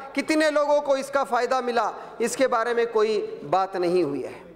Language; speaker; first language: Hindi; non-native, local second language; Marathi